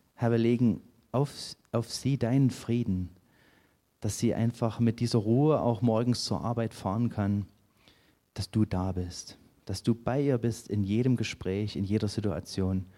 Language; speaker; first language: German; native; German